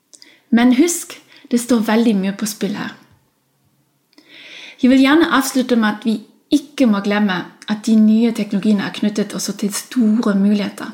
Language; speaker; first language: Norwegian; non-native, fluent; German